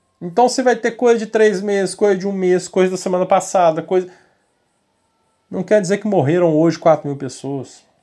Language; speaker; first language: Portuguese; native; Portuguese